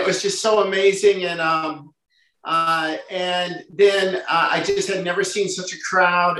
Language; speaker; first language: English; native; English